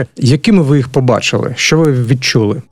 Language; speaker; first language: Ukrainian; native; Ukrainian